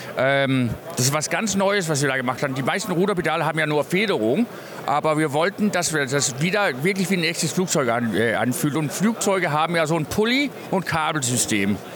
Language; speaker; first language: German; non-native, fluent; English